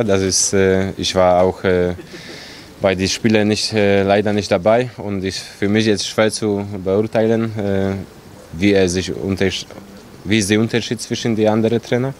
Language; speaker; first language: German; non-native, fluent; Polish